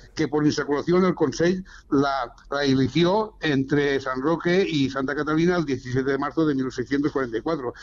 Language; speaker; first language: Spanish; native; Spanish